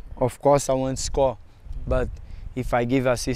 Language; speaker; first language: English; non-native, fluent; Portuguese